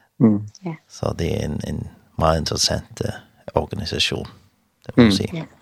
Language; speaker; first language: Swedish; non-native, learner; Faroese